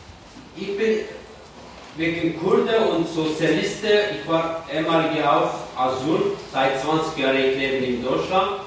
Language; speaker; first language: German; non-native, learner; Kurdish